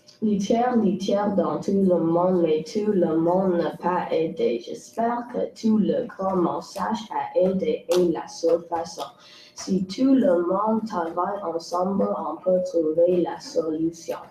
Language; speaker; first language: French; non-native, local second language; English